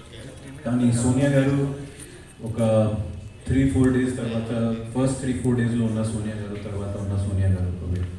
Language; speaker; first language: Telugu; non-native, fluent; Hindi